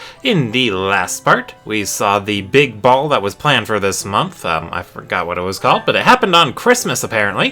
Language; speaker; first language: English; native; English